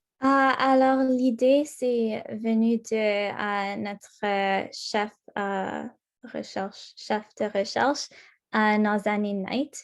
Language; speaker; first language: French; non-native, local second language; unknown